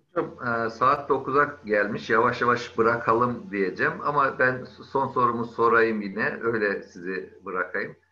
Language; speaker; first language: Turkish; native; Turkish